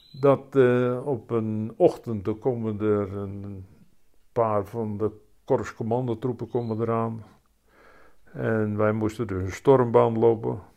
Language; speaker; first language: Dutch; native; Dutch